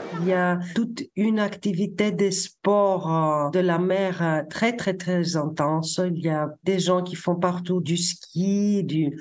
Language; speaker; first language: French; non-native, fluent; Greek